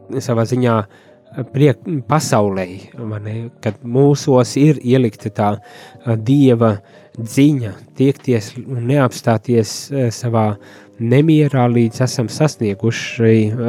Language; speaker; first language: Latvian; native; Latvian